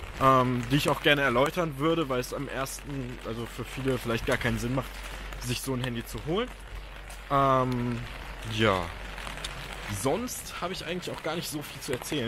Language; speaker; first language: German; native; German